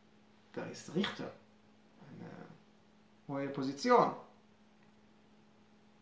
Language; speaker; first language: German; non-native, fluent; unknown